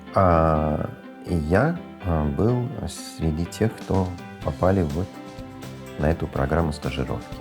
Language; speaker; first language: Russian; non-native, fluent; English